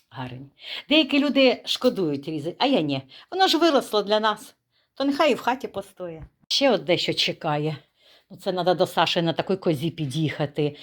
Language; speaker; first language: Ukrainian; native; Ukrainian